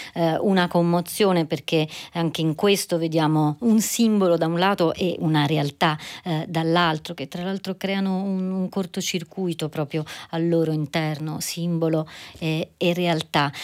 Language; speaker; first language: Italian; native; Italian